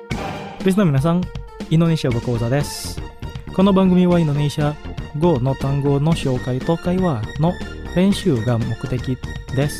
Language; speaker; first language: Japanese; non-native, fluent; Indonesian